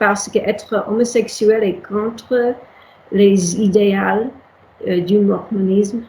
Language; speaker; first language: French; non-native, fluent; English